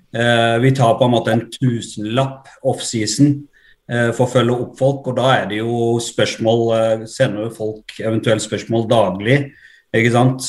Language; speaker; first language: Norwegian; native; Norwegian